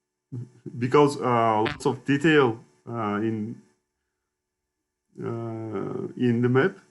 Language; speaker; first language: English; non-native, learner; Turkish